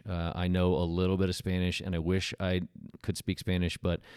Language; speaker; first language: English; native; English